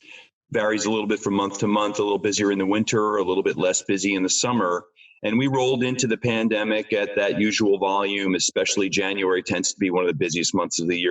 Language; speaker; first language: English; native; English